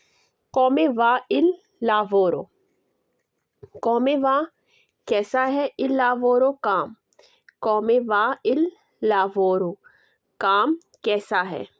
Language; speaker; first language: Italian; non-native, learner; Urdu